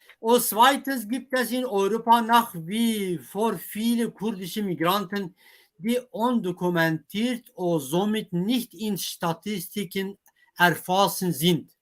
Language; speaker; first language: German; non-native, fluent; Kurdish